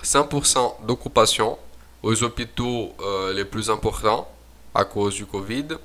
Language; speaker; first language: French; non-native, fluent; Portuguese